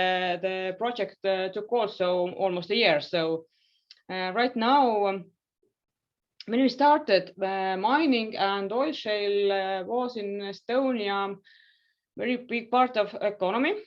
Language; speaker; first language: English; non-native, fluent; Estonian